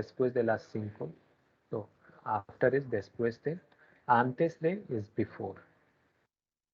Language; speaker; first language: Spanish; non-native, learner; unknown